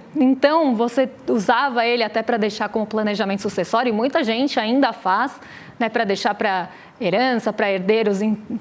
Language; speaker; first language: Portuguese; native; Portuguese